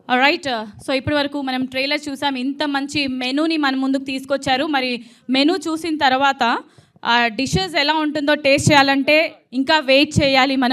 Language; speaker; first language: Telugu; native; Telugu